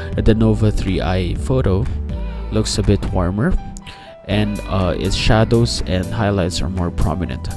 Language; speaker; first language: English; non-native, local second language; Filipino